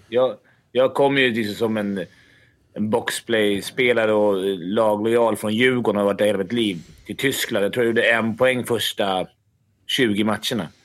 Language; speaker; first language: Swedish; native; Swedish